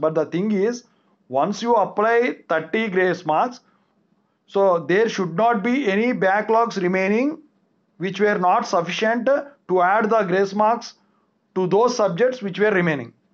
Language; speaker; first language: English; non-native, local second language; Telugu